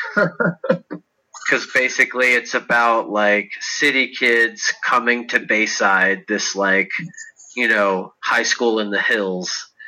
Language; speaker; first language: English; native; English